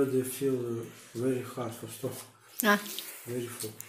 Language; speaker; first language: English; non-native, learner; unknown